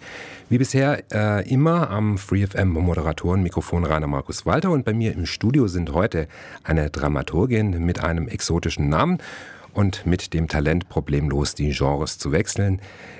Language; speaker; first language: German; native; German